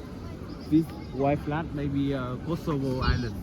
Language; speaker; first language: English; non-native, learner; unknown